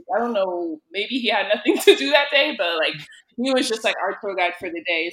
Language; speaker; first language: English; early bilingual, other home language; Yoruba